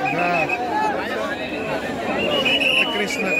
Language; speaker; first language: Russian; non-native, learner; Hindi